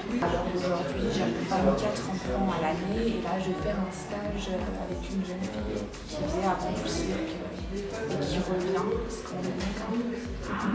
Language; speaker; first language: French; native; French